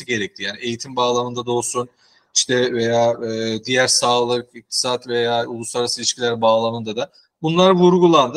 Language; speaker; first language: Turkish; native; Turkish